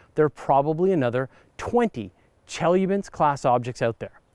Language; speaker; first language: English; native; English